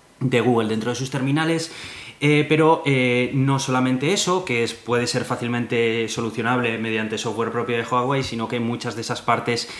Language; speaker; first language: Spanish; native; Spanish